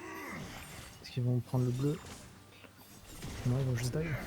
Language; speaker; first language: French; native; French